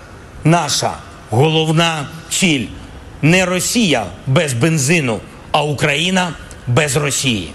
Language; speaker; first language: Ukrainian; non-native, local second language; Russian